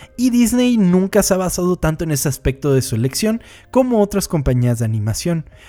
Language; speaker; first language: Spanish; native; Spanish